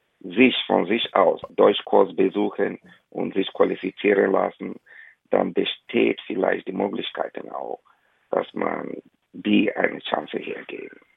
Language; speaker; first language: German; non-native, fluent; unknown